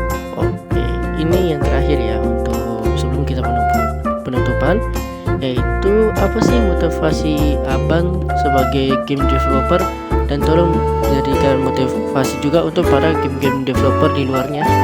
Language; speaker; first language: Indonesian; native; Indonesian